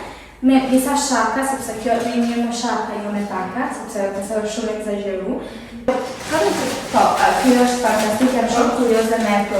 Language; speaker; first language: Albanian; early bilingual, heritage; Albanian